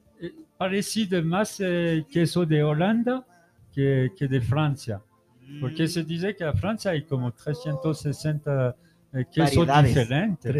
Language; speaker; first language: Spanish; non-native, learner; French